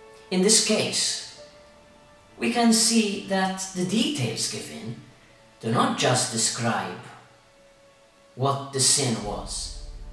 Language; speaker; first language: English; non-native, local second language; Maltese